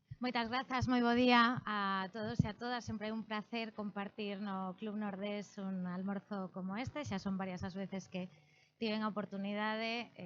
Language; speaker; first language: Galician; non-native, local second language; Spanish